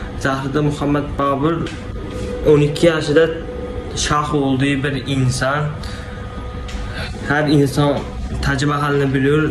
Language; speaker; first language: Turkish; non-native, learner; Uzbek